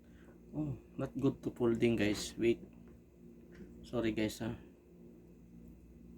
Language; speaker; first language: English; non-native, local second language; Filipino